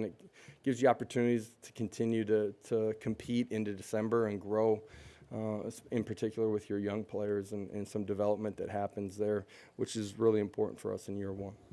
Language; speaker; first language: English; native; English